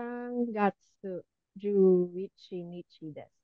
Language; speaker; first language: Japanese; non-native, learner; Filipino